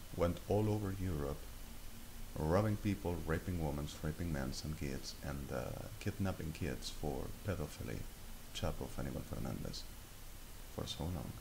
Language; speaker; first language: English; non-native, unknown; Spanish